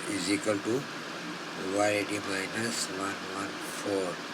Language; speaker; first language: English; non-native, local second language; Urdu